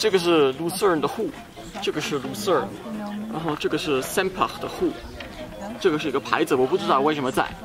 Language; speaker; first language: Chinese; non-native, fluent; German